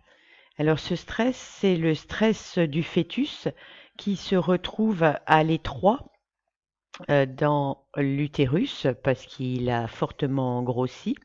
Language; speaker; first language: French; native; French